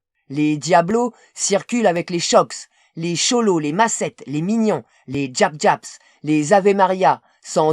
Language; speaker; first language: French; native; French